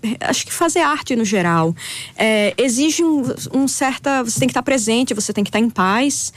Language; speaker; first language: Portuguese; native; Portuguese